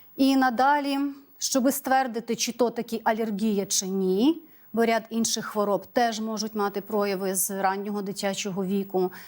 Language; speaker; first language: Ukrainian; native; Ukrainian